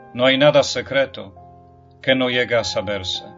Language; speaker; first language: Spanish; non-native, fluent; Polish